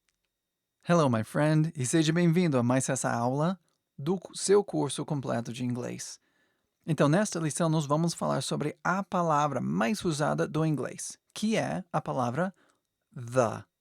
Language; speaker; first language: Portuguese; non-native, fluent; English